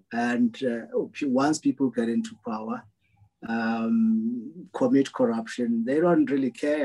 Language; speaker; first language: English; non-native, local second language; Xhosa